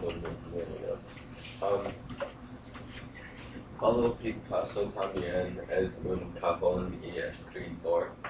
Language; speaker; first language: Spanish; non-native, learner; English